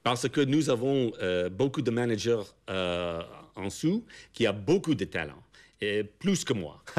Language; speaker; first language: French; non-native, fluent; English